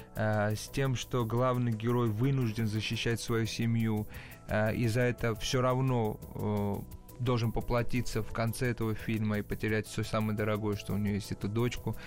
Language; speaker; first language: Russian; early bilingual, other home language; Georgian